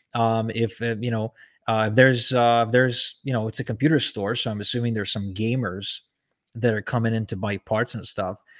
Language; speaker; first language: English; early bilingual, other home language; Ukrainian